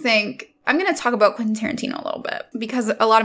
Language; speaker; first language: English; native; English